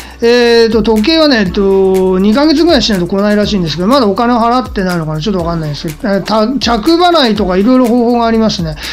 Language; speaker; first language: Japanese; native; Japanese